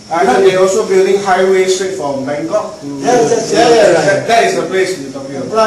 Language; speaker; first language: English; non-native, learner; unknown